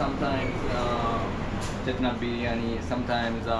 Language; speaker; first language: English; non-native, learner; Japanese